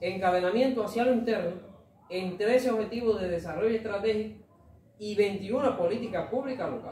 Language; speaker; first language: Spanish; native; Spanish